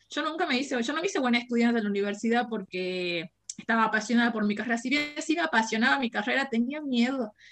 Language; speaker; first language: Spanish; native; Spanish